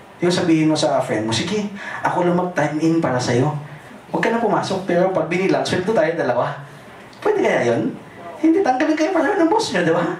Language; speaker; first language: Filipino; non-native, local second language; Cebuano